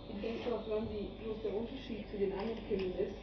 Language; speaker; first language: German; native; German